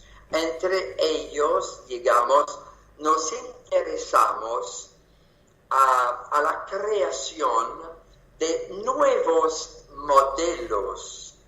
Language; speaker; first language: Spanish; non-native, fluent; French